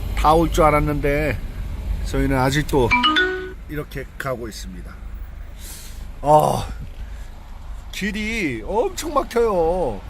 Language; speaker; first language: Korean; native; Korean